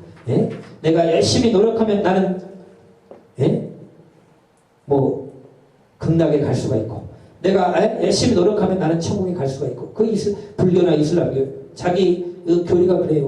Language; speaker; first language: Korean; native; Korean